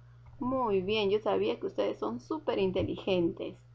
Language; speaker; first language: Spanish; native; Spanish